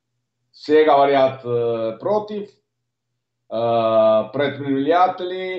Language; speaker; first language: Russian; non-native, learner; Italian